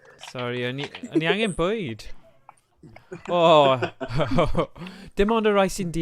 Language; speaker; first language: Welsh; native; Welsh